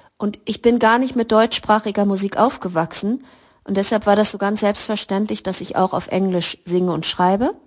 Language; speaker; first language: German; native; German